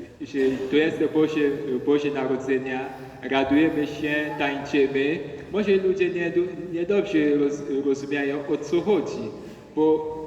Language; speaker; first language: Polish; non-native, learner; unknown